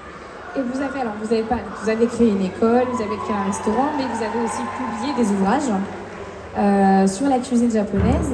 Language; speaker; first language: French; native; French